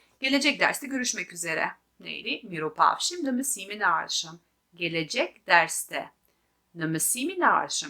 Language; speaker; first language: Turkish; non-native, fluent; Albanian